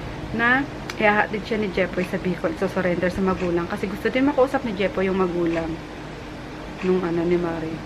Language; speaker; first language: Filipino; native; Filipino